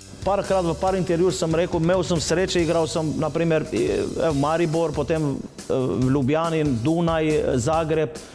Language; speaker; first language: Slovenian; non-native, fluent; Albanian